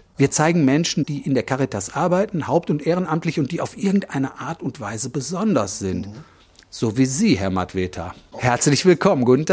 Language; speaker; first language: German; native; German